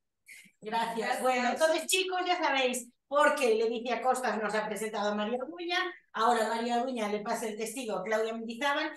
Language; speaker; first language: Spanish; native; Spanish